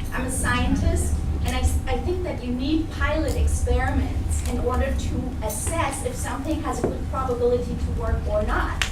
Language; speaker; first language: English; non-native, fluent; German